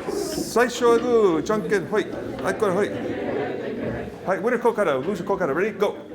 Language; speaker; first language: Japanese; non-native, fluent; English